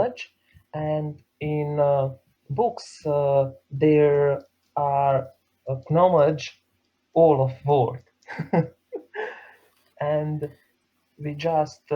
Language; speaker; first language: English; non-native, learner; Serbian